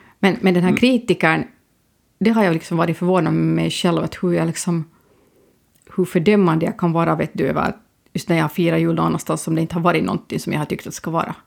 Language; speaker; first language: Swedish; native; Swedish